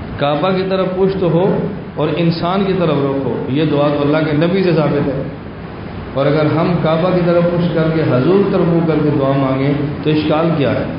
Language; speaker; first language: Urdu; native; Urdu